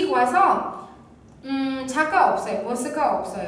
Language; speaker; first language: Korean; non-native, fluent; Indonesian